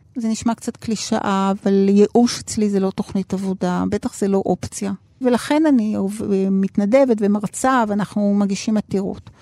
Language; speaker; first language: Hebrew; early bilingual, other home language; Spanish